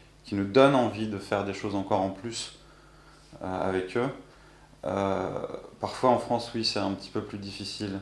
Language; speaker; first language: French; native; French